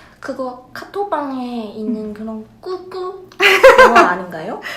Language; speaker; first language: Korean; non-native, learner; Chinese